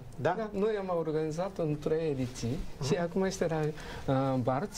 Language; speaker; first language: Romanian; non-native, learner; Japanese